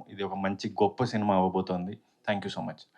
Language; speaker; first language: Telugu; native; Telugu